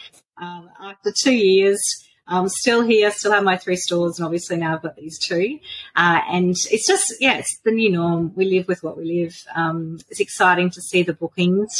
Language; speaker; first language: English; native; English